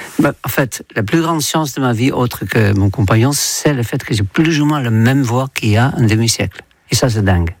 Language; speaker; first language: French; non-native, fluent; Dutch